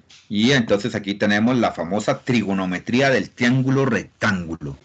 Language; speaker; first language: Spanish; native; Spanish